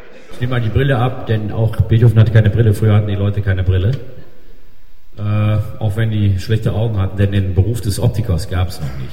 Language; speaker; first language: German; native; German